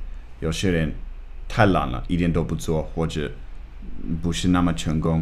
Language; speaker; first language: Chinese; non-native, fluent; English